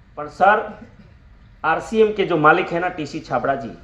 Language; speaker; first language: Hindi; non-native, local second language; Gujarati